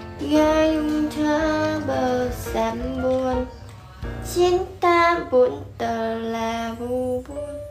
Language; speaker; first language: Indonesian; non-native, learner; Vietnamese